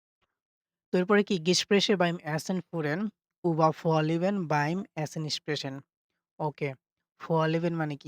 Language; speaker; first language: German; non-native, fluent; Bangla